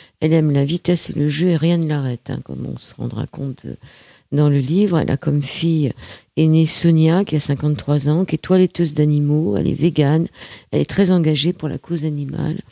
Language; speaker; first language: French; native; French